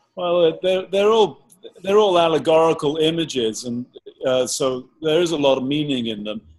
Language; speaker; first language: English; native; English